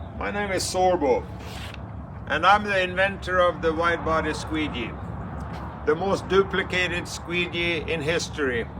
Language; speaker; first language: English; non-native, fluent; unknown